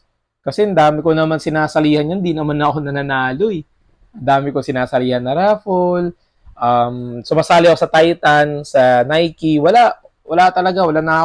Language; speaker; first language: Filipino; native; Filipino